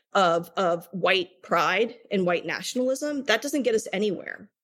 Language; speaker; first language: English; native; English